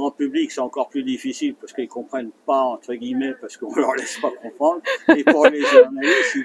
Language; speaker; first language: French; native; French